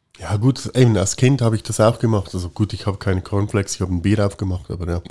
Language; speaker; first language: German; native; German